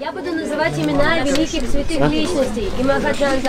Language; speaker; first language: Russian; native; Russian